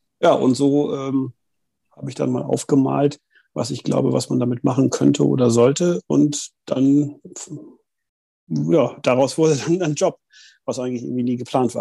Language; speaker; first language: German; native; German